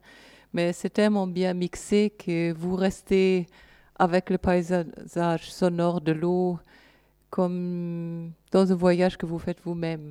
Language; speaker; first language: French; non-native, fluent; German